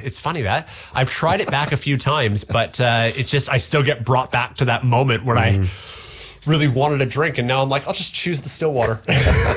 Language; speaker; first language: English; native; English